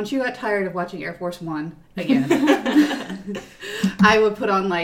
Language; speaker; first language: English; native; English